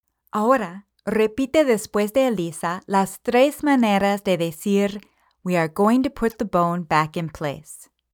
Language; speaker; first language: Spanish; non-native, fluent; English